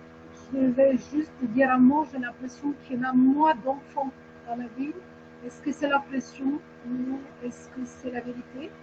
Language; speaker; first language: French; non-native, fluent; Ukrainian